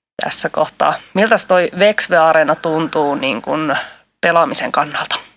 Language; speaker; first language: Finnish; native; Finnish